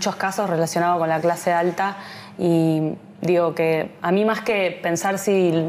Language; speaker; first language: Spanish; native; Spanish